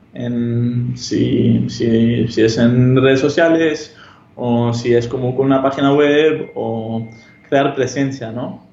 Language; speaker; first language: Spanish; non-native, fluent; Hebrew